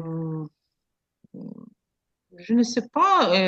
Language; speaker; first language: French; non-native, learner; Ukrainian